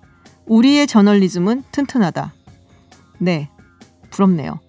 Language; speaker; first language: Korean; native; Korean